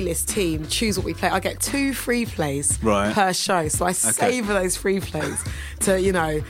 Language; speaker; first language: English; native; English